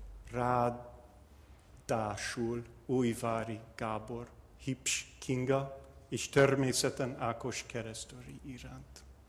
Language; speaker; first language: Hungarian; non-native, learner; English